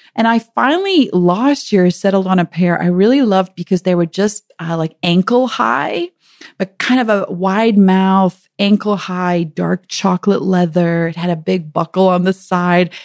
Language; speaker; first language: English; native; English